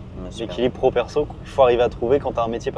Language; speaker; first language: French; native; French